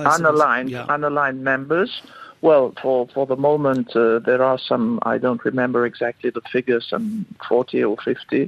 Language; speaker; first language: English; non-native, fluent; French